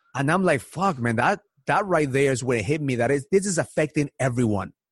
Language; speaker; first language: English; early bilingual, other home language; Spanish